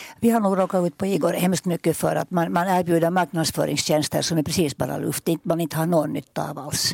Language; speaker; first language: Swedish; native; Swedish